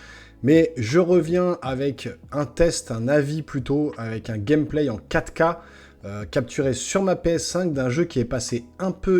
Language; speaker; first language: French; native; French